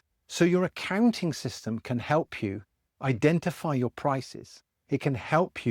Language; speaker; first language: English; native; English